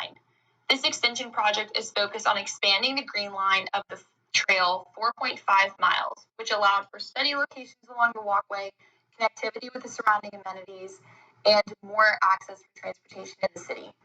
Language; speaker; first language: English; native; English